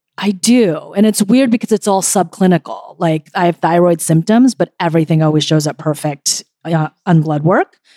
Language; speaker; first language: English; early bilingual, other home language; Korean